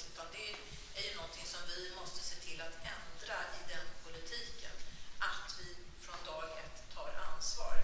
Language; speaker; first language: Swedish; native; Swedish